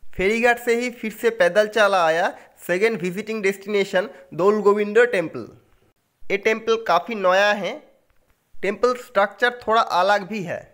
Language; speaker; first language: Hindi; non-native, local second language; Bangla